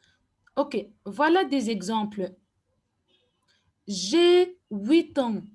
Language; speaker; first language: French; non-native, fluent; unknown